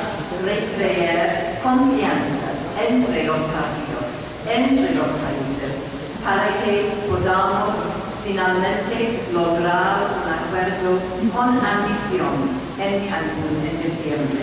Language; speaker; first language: Spanish; non-native, fluent; English